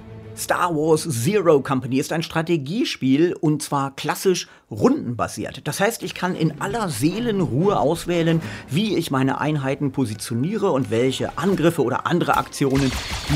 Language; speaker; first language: German; native; German